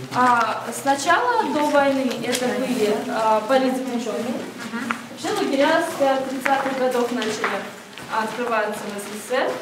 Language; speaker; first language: Russian; native; Russian